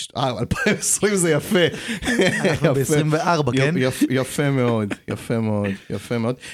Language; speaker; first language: Hebrew; early bilingual, other home language; Russian